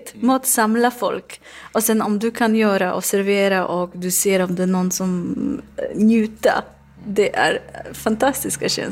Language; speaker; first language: Swedish; non-native, learner; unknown